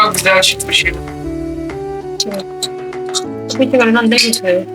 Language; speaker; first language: Turkish; non-native, fluent; Urdu